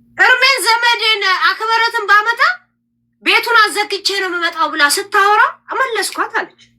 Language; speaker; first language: Amharic; native; Amharic